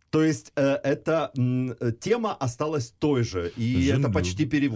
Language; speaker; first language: Russian; native; Russian